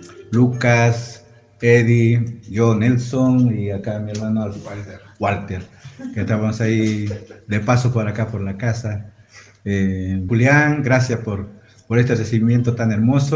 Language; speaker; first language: Spanish; native; Spanish